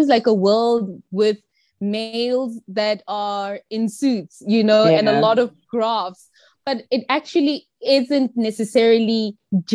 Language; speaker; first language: English; non-native, local second language; Tsonga